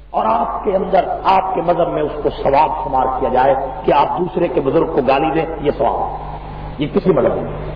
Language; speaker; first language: Urdu; non-native, local second language; Punjabi